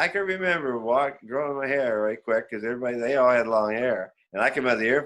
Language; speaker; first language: English; native; English